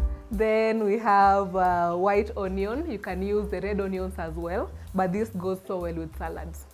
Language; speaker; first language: English; non-native, local second language; Swahili